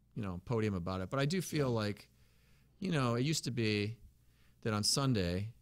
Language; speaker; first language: English; native; English